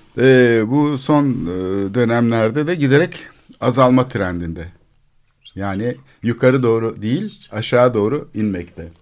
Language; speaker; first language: Turkish; native; Turkish